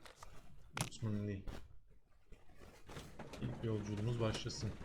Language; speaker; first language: Turkish; native; Turkish